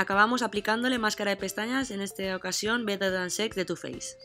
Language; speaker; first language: Spanish; native; Spanish